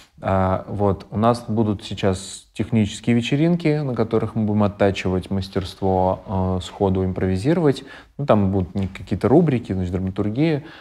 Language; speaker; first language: Russian; native; Russian